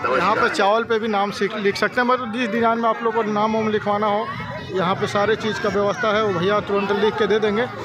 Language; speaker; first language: Hindi; native; Hindi